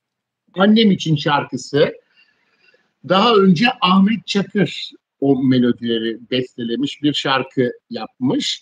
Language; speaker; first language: Turkish; native; Turkish